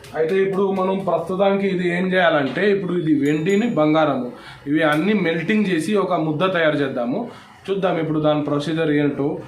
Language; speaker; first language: Telugu; non-native, fluent; Marathi